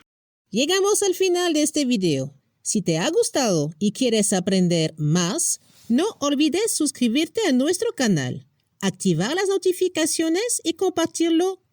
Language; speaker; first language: Spanish; non-native, fluent; French